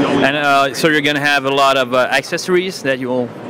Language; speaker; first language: English; non-native, fluent; French